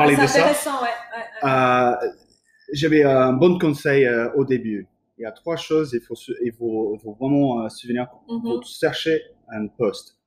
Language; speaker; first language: French; non-native, learner; English